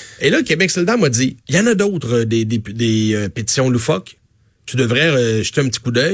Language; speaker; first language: French; native; French